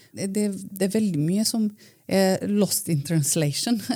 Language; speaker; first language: Norwegian; non-native, fluent; Romanian